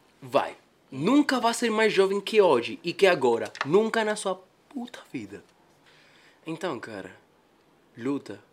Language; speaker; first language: Portuguese; non-native, fluent; Spanish